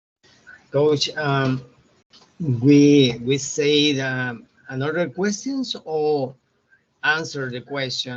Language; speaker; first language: English; non-native, learner; Spanish